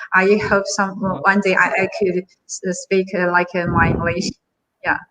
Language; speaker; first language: English; non-native, learner; Chinese